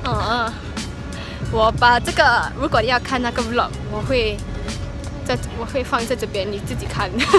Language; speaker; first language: Chinese; non-native, local second language; English